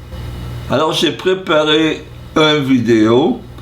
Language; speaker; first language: French; non-native, fluent; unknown